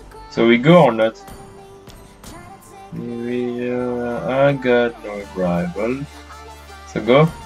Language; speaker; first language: English; non-native, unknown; French